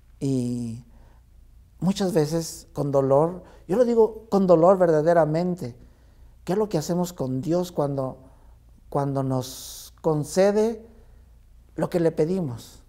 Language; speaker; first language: Spanish; native; Spanish